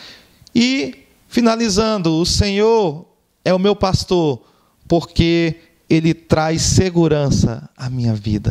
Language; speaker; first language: Portuguese; native; Portuguese